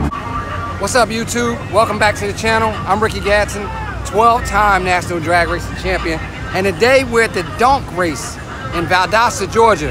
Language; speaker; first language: English; native; English